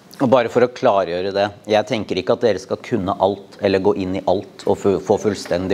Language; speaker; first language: Norwegian; native; Norwegian